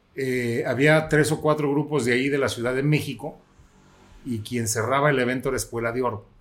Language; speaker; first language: Spanish; native; Spanish